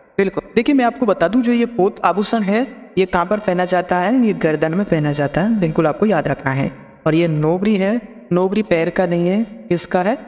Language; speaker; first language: Hindi; native; Hindi